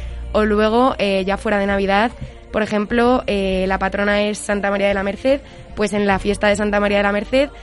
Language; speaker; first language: Spanish; native; Spanish